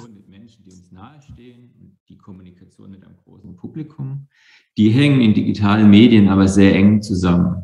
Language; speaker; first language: German; native; German